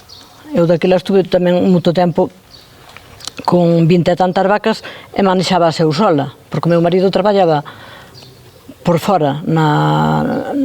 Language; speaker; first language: Galician; native; Galician